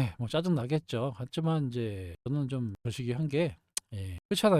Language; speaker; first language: Korean; native; Korean